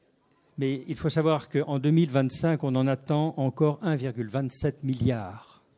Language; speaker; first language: French; native; French